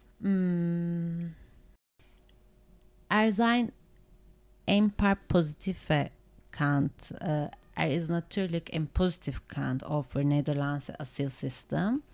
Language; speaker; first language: Dutch; non-native, learner; Turkish